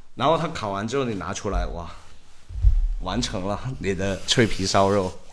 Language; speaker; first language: Chinese; non-native, local second language; Cantonese